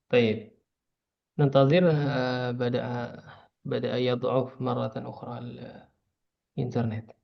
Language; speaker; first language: Arabic; non-native, fluent; Indonesian